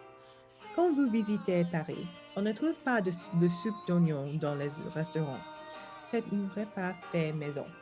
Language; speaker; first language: French; non-native, learner; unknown